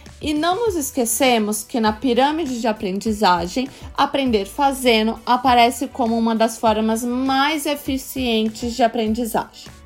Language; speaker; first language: Portuguese; native; Portuguese